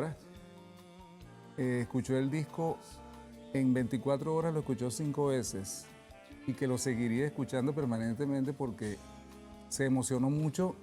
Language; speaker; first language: Spanish; native; Spanish